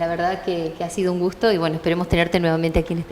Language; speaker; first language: Spanish; native; Spanish